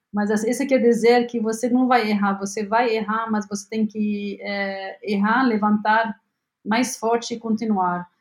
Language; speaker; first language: Portuguese; non-native, fluent; Arabic